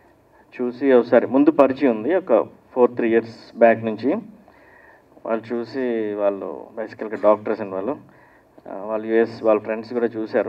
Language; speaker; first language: Telugu; native; Telugu